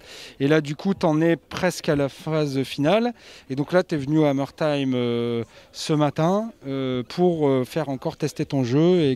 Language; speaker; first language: French; native; French